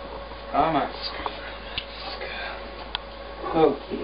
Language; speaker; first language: German; non-native, learner; English